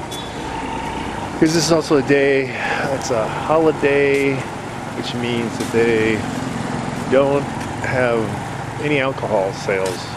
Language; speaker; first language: English; native; English